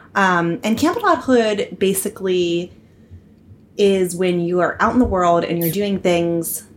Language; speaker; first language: English; native; English